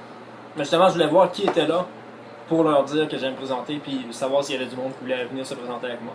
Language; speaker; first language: French; native; French